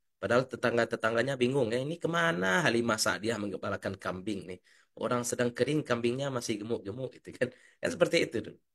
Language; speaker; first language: Indonesian; non-native, local second language; Minangkabau